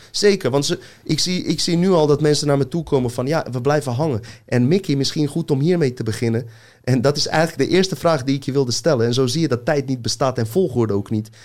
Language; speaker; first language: Dutch; early bilingual, other home language; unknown